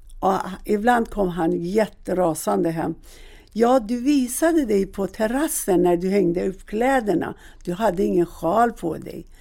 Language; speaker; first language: Swedish; non-native, fluent; Persian